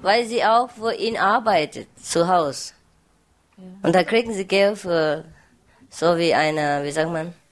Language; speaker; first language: German; non-native, fluent; Vietnamese